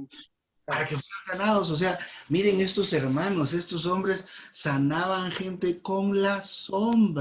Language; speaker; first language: Spanish; native; Spanish